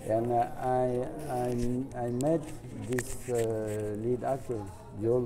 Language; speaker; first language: English; non-native, learner; French